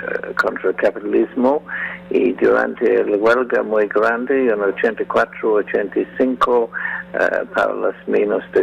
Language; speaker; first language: Spanish; non-native, learner; English